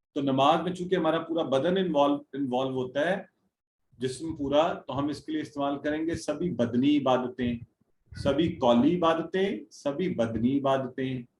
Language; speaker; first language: Urdu; native; Urdu